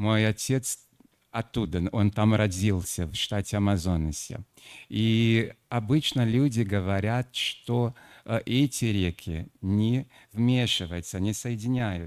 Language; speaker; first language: Russian; non-native, fluent; Portuguese